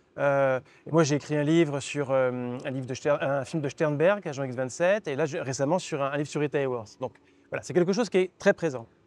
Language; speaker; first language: French; native; French